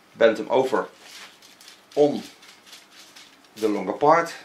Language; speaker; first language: English; non-native, fluent; Dutch